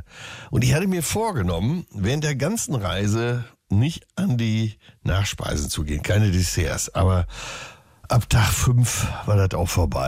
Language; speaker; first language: German; native; German